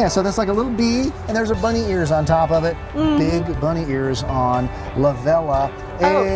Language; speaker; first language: English; native; English